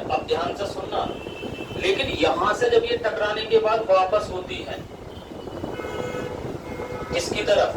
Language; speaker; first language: Hindi; native; Hindi